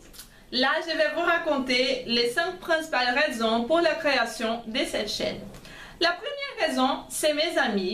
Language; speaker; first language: French; non-native, fluent; Portuguese